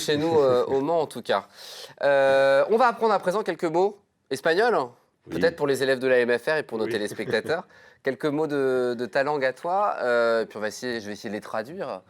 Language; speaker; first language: French; native; French